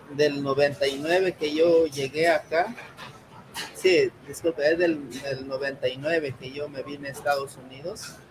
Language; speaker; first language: Spanish; native; Spanish